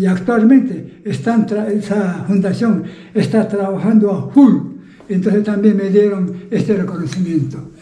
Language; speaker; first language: Spanish; non-native, fluent; Japanese